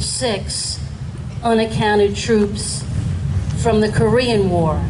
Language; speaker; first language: English; native; English